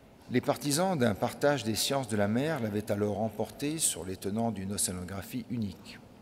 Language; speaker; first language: French; native; French